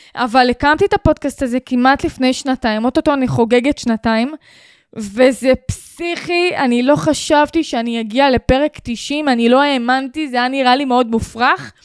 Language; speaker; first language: Hebrew; native; Hebrew